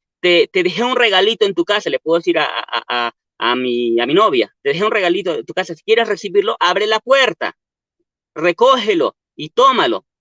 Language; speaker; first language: Spanish; native; Spanish